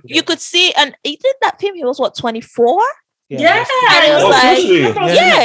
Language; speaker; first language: English; non-native, local second language; Yoruba